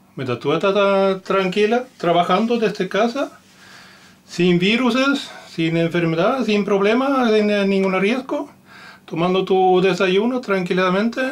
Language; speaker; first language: Spanish; non-native, learner; Finnish